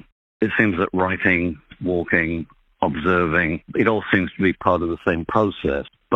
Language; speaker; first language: English; native; English